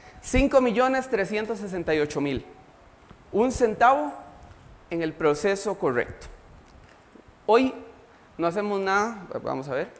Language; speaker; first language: Spanish; native; Spanish